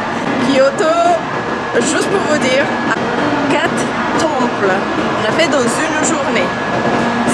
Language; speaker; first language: French; non-native, learner; Croatian